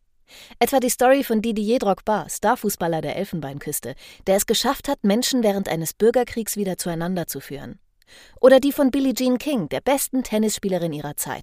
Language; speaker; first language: German; native; German